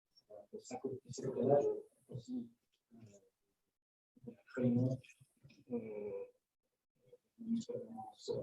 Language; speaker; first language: French; non-native, fluent; Spanish